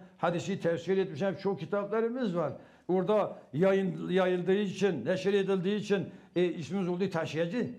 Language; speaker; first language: Turkish; non-native, local second language; Kurdish